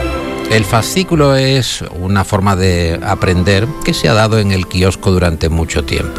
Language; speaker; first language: Spanish; native; Spanish